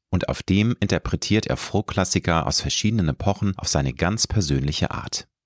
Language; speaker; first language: German; native; German